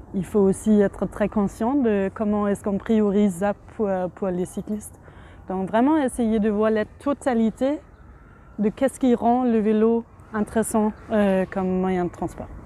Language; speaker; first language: French; non-native, fluent; Danish